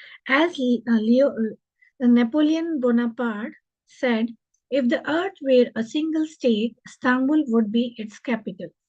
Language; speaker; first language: English; non-native, local second language; Hindi